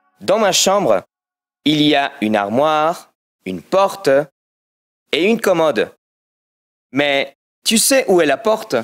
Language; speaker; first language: French; non-native, fluent; Spanish